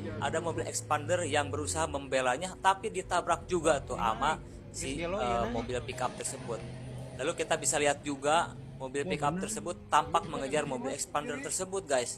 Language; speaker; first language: Indonesian; native; Indonesian